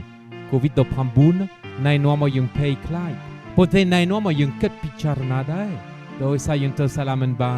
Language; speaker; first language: Khmer; non-native, fluent; French